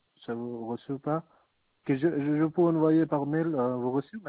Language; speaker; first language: French; non-native, learner; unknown